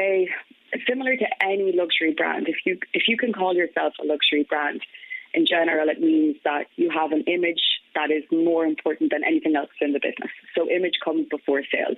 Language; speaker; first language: English; native; English